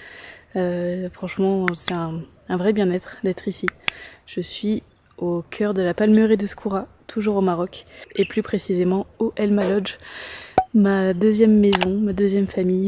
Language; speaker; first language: French; native; French